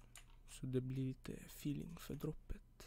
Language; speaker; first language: Swedish; early bilingual, other home language; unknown